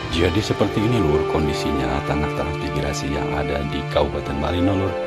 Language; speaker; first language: Indonesian; non-native, local second language; Javanese